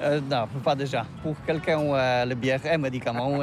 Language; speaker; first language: French; non-native, learner; Polish